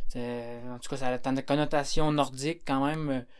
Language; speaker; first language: French; native; French